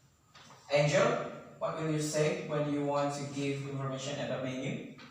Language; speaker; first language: English; non-native, learner; Indonesian